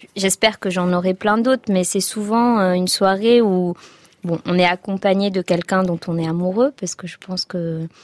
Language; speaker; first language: French; non-native, local second language; Arabic